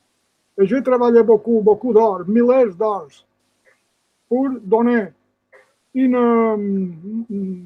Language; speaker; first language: French; non-native, fluent; Spanish